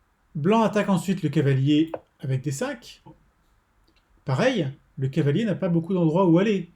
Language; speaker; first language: French; native; French